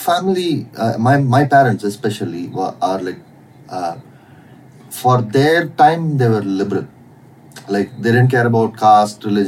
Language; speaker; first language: English; non-native, local second language; Tamil